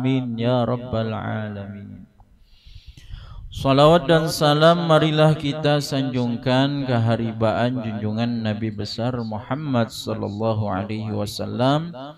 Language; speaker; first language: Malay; non-native, local second language; Banjar